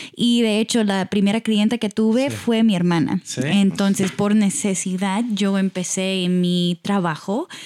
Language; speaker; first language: Spanish; early bilingual, heritage; Spanish